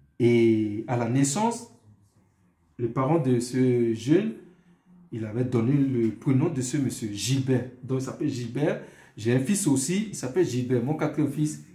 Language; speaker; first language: French; non-native, local second language; Sango